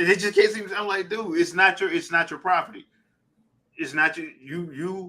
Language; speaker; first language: English; native; English